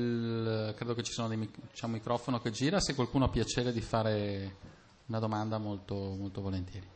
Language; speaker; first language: Italian; native; Italian